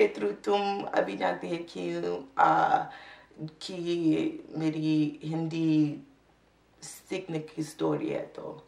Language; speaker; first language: Hindi; non-native, learner; English